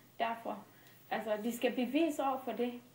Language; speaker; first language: Danish; non-native, fluent; Burmese